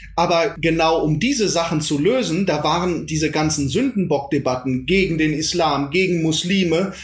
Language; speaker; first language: German; native; German